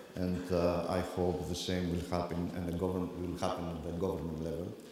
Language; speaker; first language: English; non-native, fluent; Greek